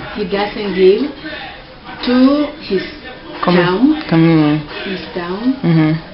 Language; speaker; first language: English; non-native, learner; Spanish